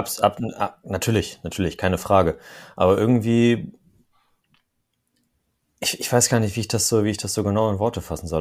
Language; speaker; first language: German; native; German